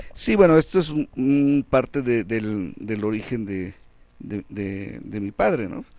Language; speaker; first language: Spanish; native; Spanish